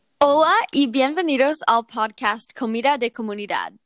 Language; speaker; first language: Spanish; non-native, learner; English